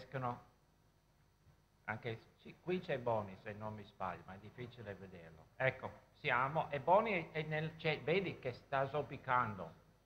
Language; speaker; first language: Italian; non-native, fluent; English